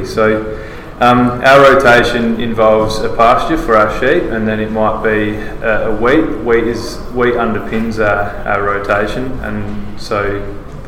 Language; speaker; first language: English; native; English